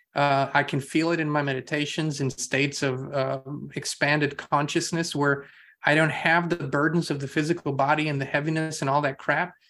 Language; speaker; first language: English; non-native, fluent; German